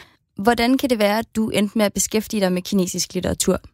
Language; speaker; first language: Danish; native; Danish